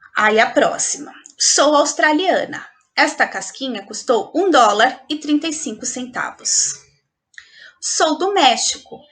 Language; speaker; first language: Portuguese; native; Portuguese